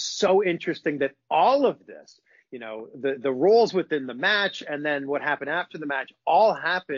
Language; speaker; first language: English; native; English